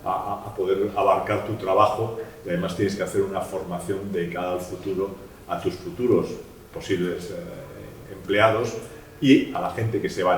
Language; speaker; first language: Spanish; native; Spanish